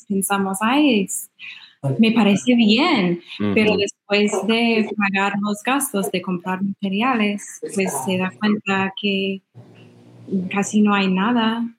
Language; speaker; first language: Spanish; non-native, fluent; English